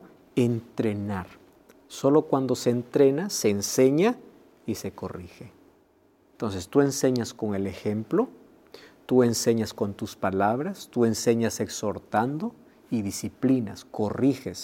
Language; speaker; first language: Spanish; native; Spanish